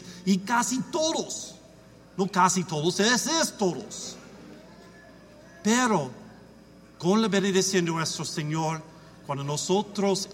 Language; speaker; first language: Spanish; non-native, learner; English